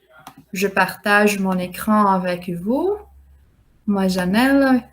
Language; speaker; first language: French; non-native, fluent; Portuguese